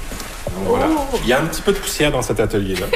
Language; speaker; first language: French; native; French